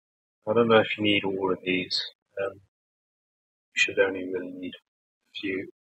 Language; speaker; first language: English; native; English